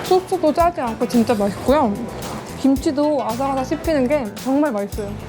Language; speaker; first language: Korean; native; Korean